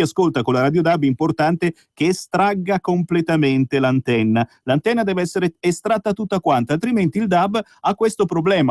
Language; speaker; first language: Italian; native; Italian